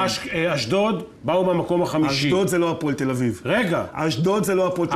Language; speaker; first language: Hebrew; native; Hebrew